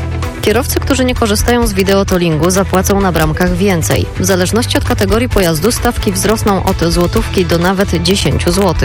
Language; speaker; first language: Polish; native; Polish